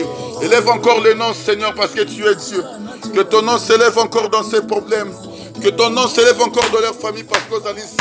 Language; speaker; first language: French; non-native, local second language; Lingala